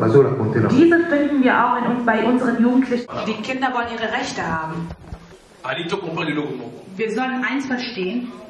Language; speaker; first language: German; non-native, fluent; Lingala